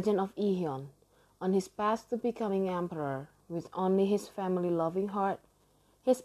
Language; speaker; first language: English; non-native, learner; Indonesian